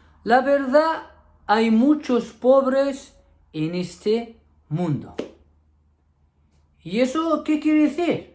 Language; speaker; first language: Spanish; non-native, fluent; Arabic